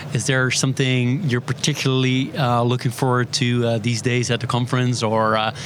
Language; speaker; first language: English; non-native, fluent; Dutch